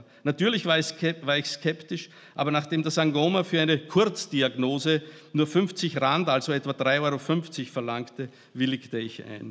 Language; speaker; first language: German; native; German